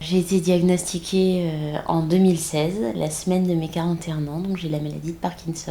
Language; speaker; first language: French; native; French